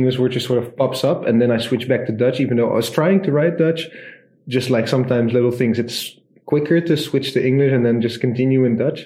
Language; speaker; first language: English; non-native, fluent; Dutch